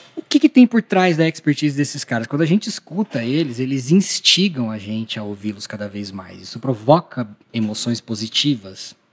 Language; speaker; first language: Portuguese; native; Portuguese